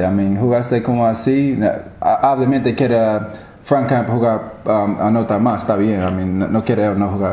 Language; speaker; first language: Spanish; non-native, learner; English